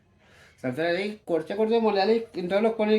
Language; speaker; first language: Malayalam; non-native, learner; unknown